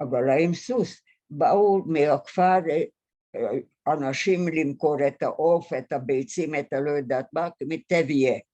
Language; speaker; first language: Hebrew; non-native, fluent; Hungarian